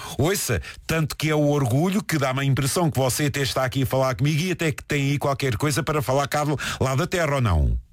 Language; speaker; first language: Portuguese; native; Portuguese